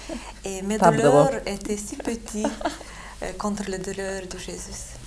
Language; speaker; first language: French; non-native, fluent; Lithuanian